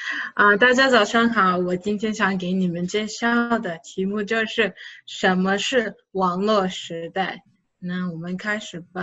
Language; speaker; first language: Chinese; non-native, fluent; English